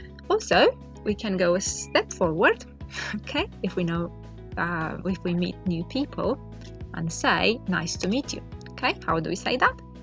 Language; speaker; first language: English; non-native, fluent; Romanian